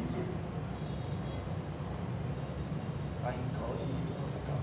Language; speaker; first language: Vietnamese; non-native, learner; Japanese